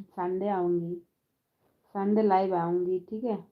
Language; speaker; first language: Hindi; non-native, local second language; Bangla